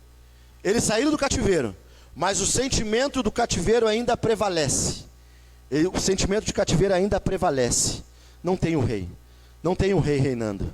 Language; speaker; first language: Portuguese; native; Portuguese